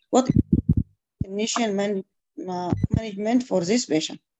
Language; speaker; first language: English; non-native, fluent; Arabic